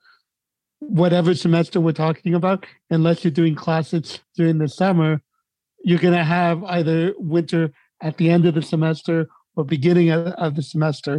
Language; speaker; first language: English; native; English